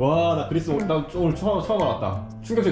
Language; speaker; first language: Korean; native; Korean